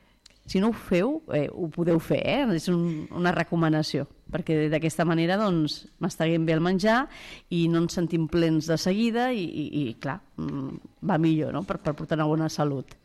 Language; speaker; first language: Catalan; native; Catalan